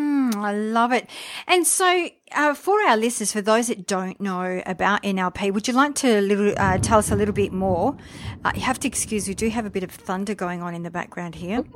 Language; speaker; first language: English; native; English